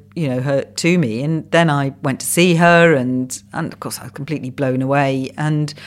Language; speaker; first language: English; non-native, local second language; Welsh